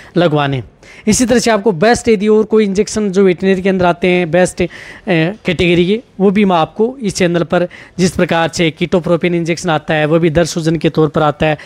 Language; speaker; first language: Hindi; native; Hindi